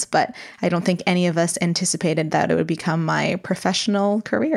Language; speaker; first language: English; native; English